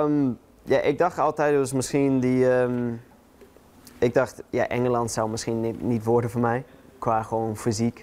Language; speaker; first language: Dutch; non-native, fluent; English